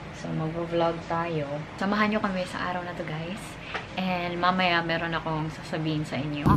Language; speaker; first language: Filipino; non-native, local second language; Cebuano